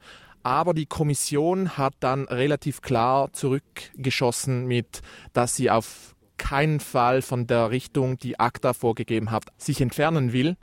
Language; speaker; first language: German; native; German